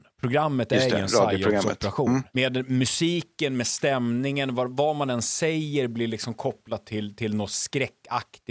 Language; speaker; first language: Swedish; native; Swedish